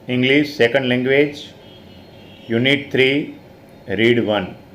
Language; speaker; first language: English; non-native, local second language; Gujarati